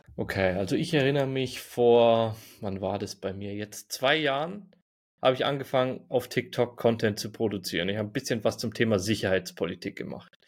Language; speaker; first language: German; native; German